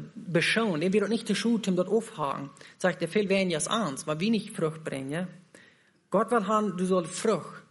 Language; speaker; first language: German; non-native, learner; Plautdietsch